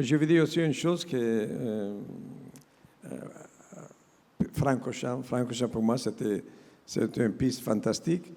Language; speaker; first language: French; non-native, learner; Italian